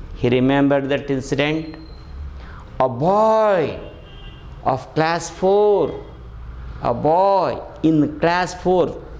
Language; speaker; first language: English; non-native, local second language; Kannada